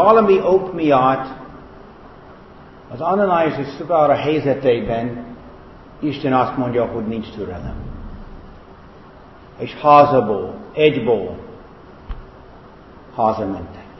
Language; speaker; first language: Hungarian; non-native, fluent; English